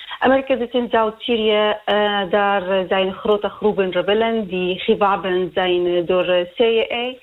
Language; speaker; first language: Dutch; non-native, learner; Arabic